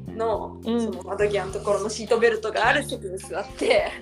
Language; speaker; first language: Japanese; native; Japanese